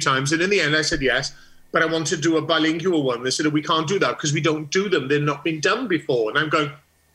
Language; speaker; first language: English; native; English